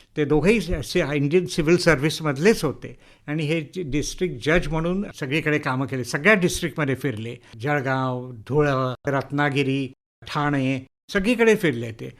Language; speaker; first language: Marathi; native; Marathi